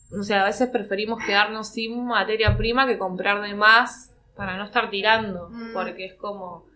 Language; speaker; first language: Spanish; native; Spanish